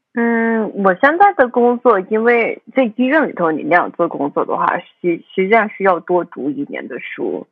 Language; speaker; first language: Chinese; early bilingual, heritage; Chinese